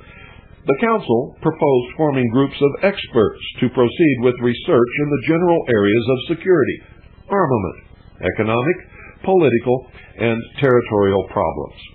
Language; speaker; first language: English; native; English